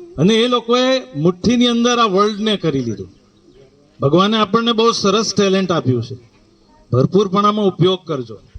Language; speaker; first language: Gujarati; native; Gujarati